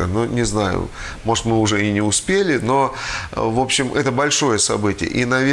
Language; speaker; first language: Russian; native; Russian